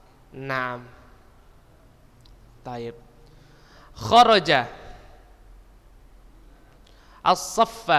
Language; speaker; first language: Arabic; non-native, fluent; Indonesian